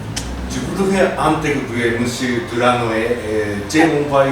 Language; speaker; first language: French; non-native, learner; Japanese